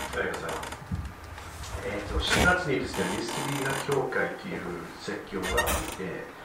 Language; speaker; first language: Japanese; non-native, fluent; English